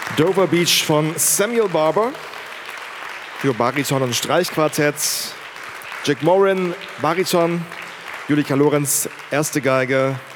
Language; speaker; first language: German; native; German